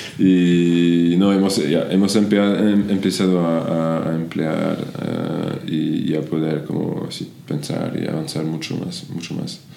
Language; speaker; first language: Spanish; non-native, fluent; French